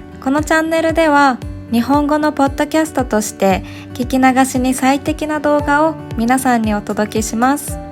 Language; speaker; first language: Japanese; native; Japanese